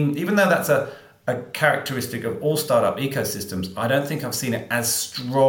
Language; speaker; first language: English; native; English